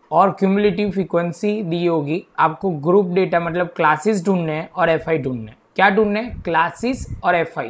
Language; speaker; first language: Hindi; non-native, local second language; Gujarati